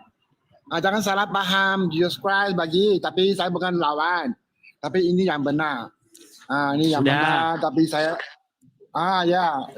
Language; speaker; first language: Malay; non-native, local second language; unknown